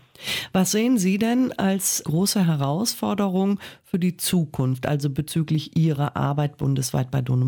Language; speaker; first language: German; native; German